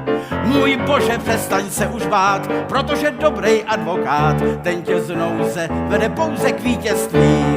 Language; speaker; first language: Czech; native; Czech